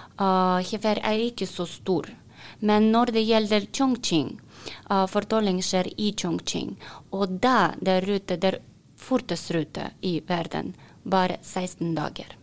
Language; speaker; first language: Norwegian; non-native, learner; Russian